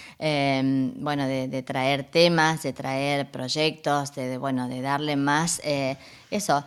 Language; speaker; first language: Spanish; native; Spanish